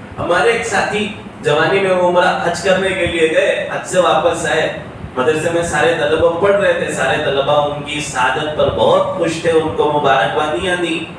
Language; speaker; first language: Urdu; native; Urdu